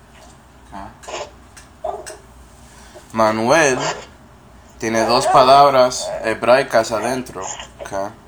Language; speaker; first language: Spanish; non-native, fluent; English